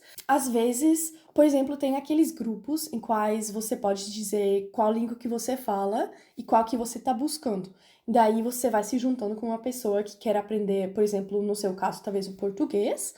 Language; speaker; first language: Portuguese; non-native, fluent; German